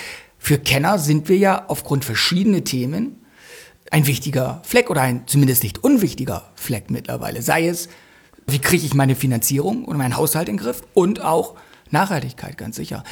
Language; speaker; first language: German; native; German